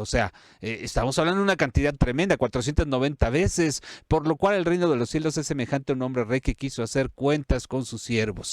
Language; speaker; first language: Spanish; native; Spanish